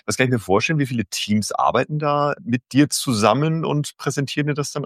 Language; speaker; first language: German; native; German